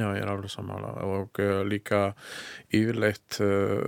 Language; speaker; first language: Icelandic; non-native, learner; Hungarian